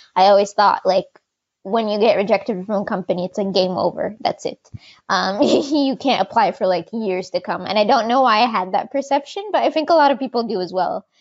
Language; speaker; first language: English; non-native, fluent; Arabic